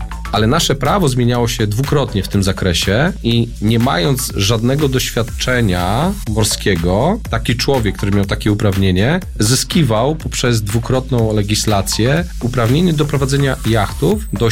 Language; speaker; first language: Polish; native; Polish